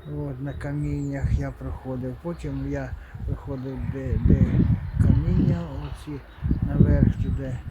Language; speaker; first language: Ukrainian; non-native, local second language; Russian